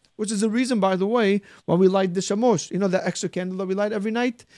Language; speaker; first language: English; early bilingual, heritage; Arabic